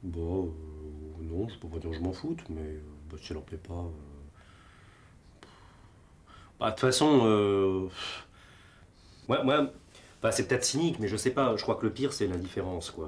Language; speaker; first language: French; native; French